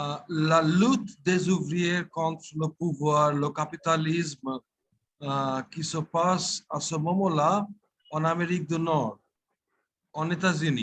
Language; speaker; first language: French; non-native, fluent; Bangla